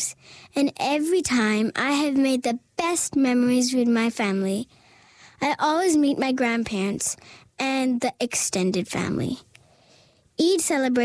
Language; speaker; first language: English; native; English